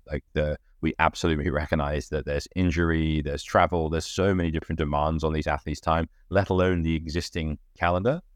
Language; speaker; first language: English; native; English